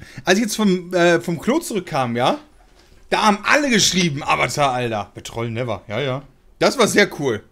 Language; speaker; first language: German; native; German